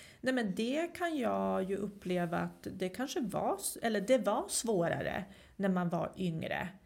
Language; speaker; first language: Swedish; non-native, fluent; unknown